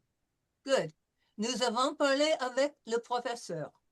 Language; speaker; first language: French; non-native, fluent; English